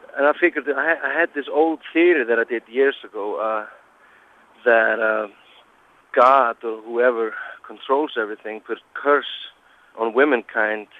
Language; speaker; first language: English; non-native, fluent; Icelandic